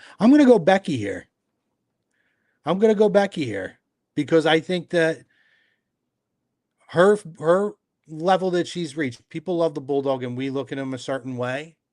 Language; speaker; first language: English; native; English